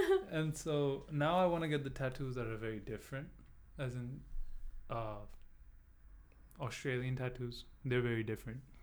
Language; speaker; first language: English; non-native, local second language; Punjabi